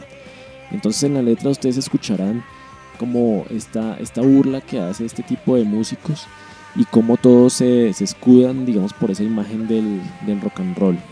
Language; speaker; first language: Spanish; native; Spanish